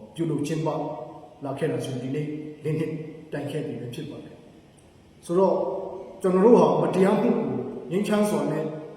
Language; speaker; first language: Burmese; non-native, local second language; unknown